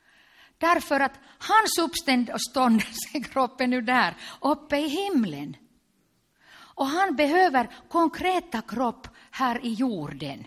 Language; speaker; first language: Swedish; non-native, local second language; Finnish